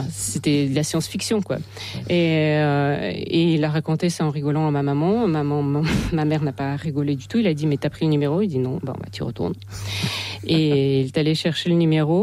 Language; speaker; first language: French; non-native, fluent; Russian